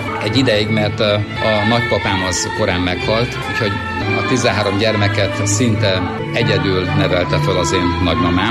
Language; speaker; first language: Hungarian; native; Hungarian